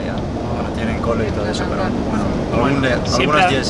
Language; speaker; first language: Spanish; non-native, fluent; Swedish